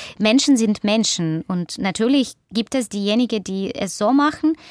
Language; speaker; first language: German; non-native, fluent; Russian